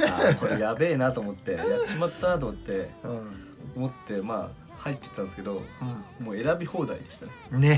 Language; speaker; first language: Japanese; native; Japanese